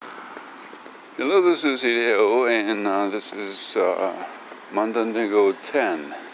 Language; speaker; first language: English; non-native, fluent; Japanese